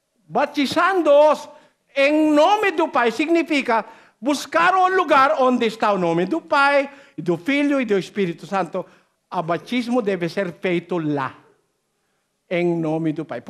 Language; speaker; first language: Portuguese; non-native, learner; Filipino